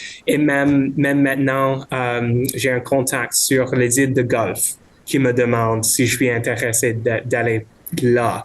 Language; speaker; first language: French; non-native, local second language; English